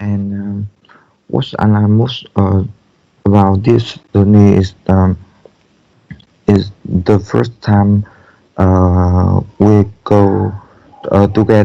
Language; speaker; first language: English; non-native, learner; Vietnamese